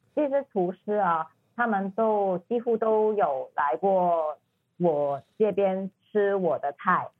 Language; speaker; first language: Chinese; non-native, fluent; Cantonese